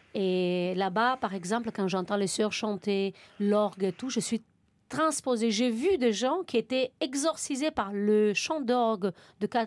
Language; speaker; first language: French; non-native, fluent; Romanian